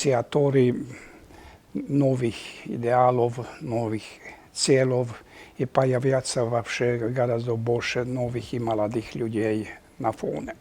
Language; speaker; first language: Russian; non-native, fluent; Hungarian